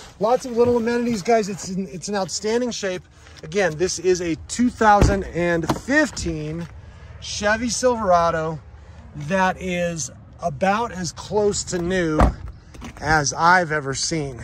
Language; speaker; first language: English; native; English